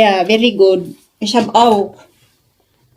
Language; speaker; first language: German; non-native, learner; Filipino